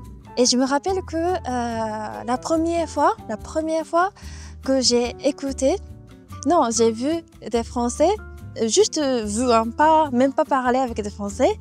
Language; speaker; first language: French; non-native, fluent; Japanese